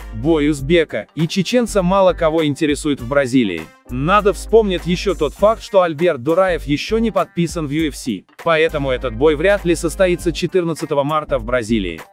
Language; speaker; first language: Russian; non-native, local second language; Uzbek